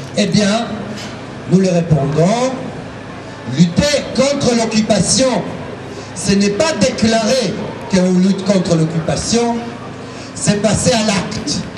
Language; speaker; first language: French; non-native, fluent; Hebrew